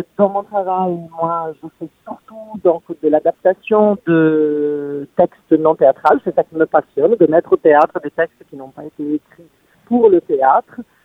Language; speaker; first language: French; non-native, fluent; Italian